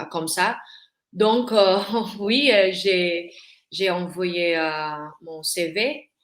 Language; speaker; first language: French; non-native, learner; Filipino